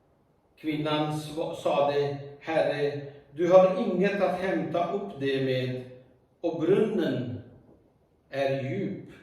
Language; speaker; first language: Swedish; non-native, fluent; Urdu